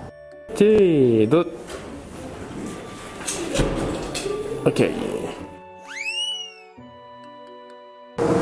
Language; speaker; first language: Japanese; native; Japanese